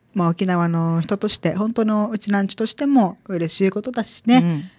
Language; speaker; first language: Japanese; native; Japanese